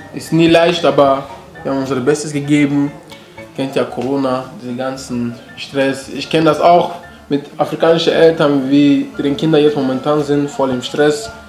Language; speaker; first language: German; early bilingual, other home language; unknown